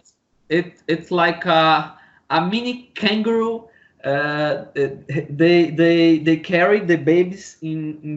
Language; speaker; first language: English; non-native, learner; Portuguese